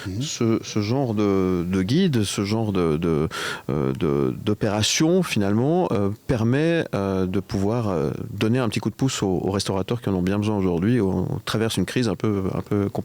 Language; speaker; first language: French; native; French